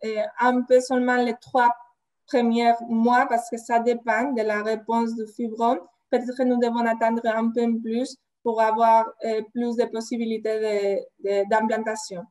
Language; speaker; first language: French; non-native, fluent; Spanish